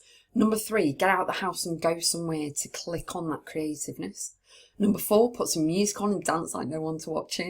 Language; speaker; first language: English; native; English